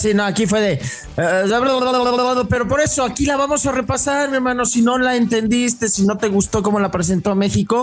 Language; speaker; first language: Spanish; native; Spanish